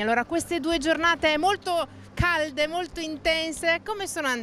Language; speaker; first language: Italian; native; Italian